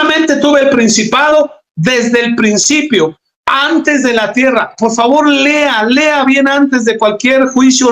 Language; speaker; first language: Spanish; native; Spanish